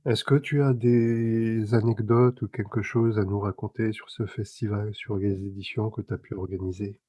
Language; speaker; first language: French; native; French